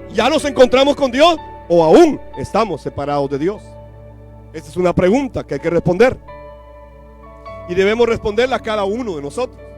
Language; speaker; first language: Spanish; native; Spanish